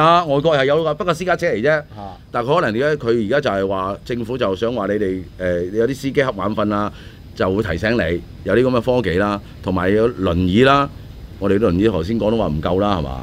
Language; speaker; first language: Cantonese; native; Cantonese